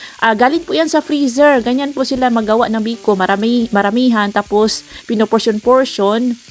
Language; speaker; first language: Filipino; non-native, local second language; Cebuano